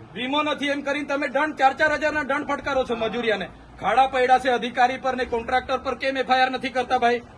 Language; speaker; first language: Gujarati; non-native, local second language; Vasavi